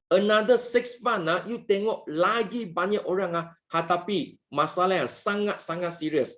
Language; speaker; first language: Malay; non-native, local second language; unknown